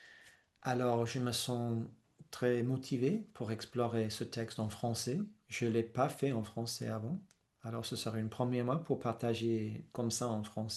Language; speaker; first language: French; non-native, fluent; English